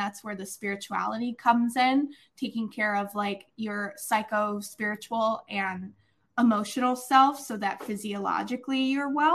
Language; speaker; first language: English; native; English